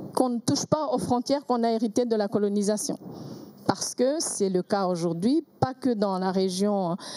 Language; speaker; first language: French; non-native, local second language; Kinyarwanda